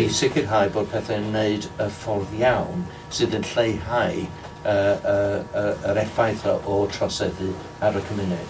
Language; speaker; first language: Welsh; non-native, local second language; English